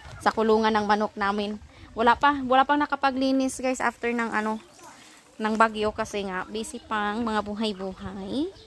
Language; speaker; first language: Filipino; non-native, local second language; Cebuano